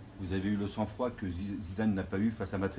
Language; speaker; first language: French; native; French